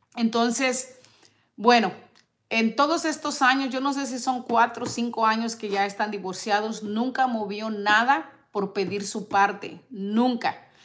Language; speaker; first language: Spanish; native; Spanish